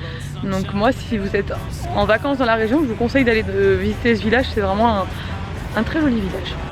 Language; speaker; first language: French; native; French